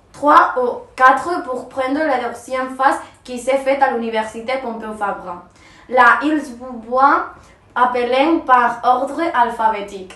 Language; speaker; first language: French; non-native, learner; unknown